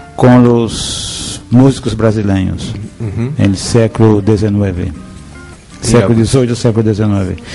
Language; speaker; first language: Spanish; non-native, learner; Portuguese